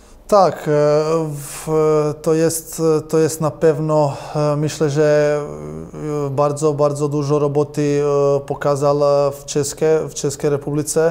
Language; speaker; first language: Polish; non-native, learner; Croatian